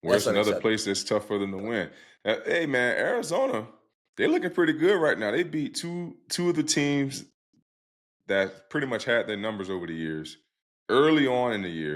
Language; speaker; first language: English; native; English